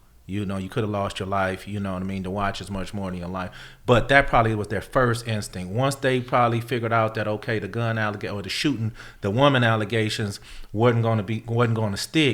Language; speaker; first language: English; native; English